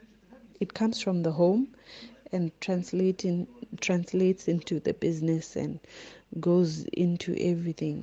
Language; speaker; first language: English; non-native, local second language; Shona